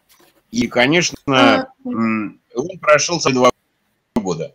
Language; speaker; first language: Russian; native; Russian